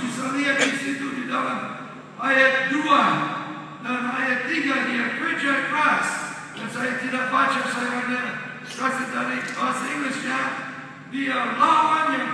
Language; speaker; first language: Indonesian; non-native, fluent; English